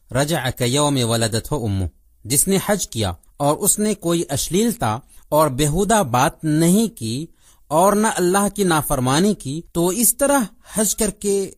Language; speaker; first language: Urdu; native; Urdu